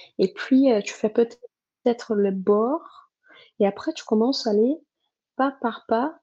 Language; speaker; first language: French; non-native, fluent; Portuguese